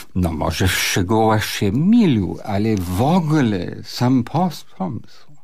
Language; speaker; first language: Polish; non-native, fluent; English